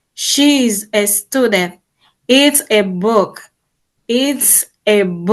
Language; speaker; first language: English; non-native, learner; Haitian Creole